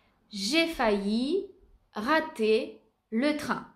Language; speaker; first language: French; native; French